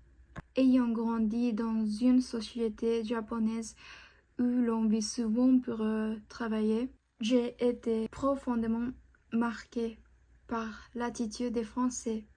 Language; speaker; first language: French; non-native, fluent; Japanese